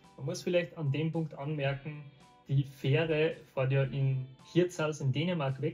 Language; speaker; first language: German; native; German